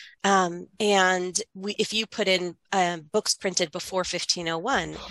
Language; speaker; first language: English; native; English